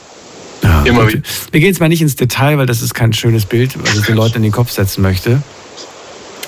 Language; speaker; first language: German; native; German